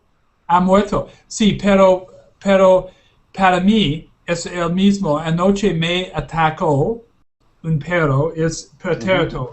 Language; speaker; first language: Spanish; non-native, learner; English